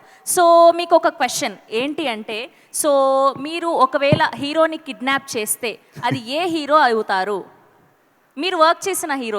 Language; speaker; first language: Telugu; native; Telugu